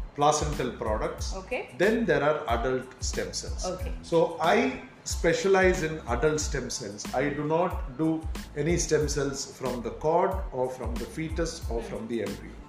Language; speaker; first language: English; non-native, local second language; Tamil